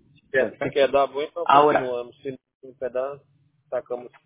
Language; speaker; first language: Spanish; non-native, learner; Portuguese